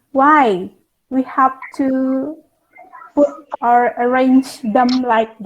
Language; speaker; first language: English; non-native, fluent; Indonesian